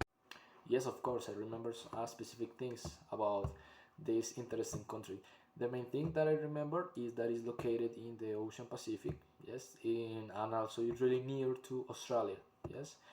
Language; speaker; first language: English; non-native, learner; Spanish